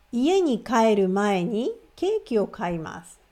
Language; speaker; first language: Japanese; native; Japanese